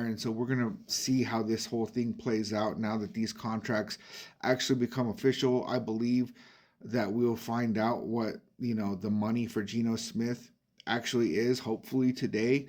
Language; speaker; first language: English; native; English